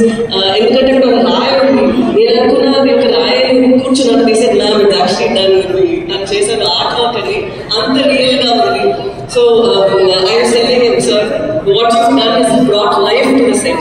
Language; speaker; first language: Telugu; non-native, local second language; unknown